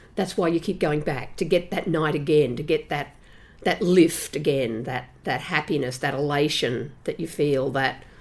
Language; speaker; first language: English; native; English